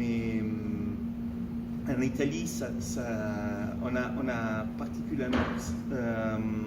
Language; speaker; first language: French; non-native, fluent; Italian